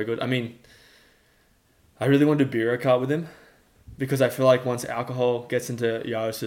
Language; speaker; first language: English; native; English